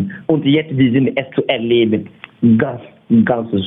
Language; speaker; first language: German; non-native, fluent; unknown